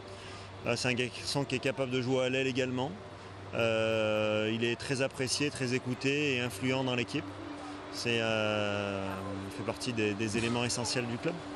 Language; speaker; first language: French; native; French